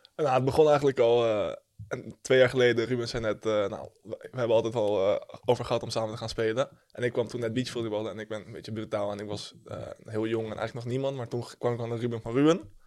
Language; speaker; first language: Dutch; early bilingual, heritage; Dutch